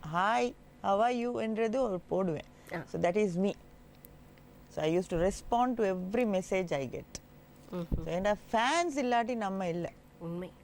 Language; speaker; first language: Tamil; non-native, local second language; Gujarati